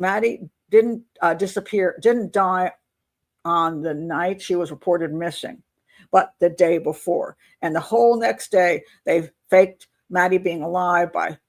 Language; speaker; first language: English; native; English